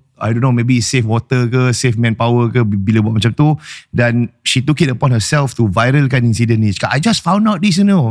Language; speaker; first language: English; non-native, local second language; Malay